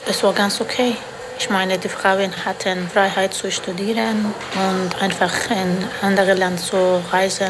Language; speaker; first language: German; non-native, fluent; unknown